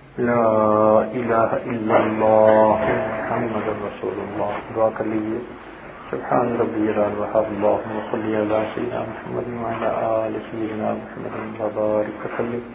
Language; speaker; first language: Urdu; non-native, local second language; Punjabi